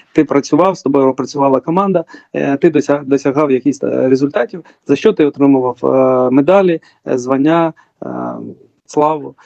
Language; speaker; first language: Ukrainian; early bilingual, other home language; Georgian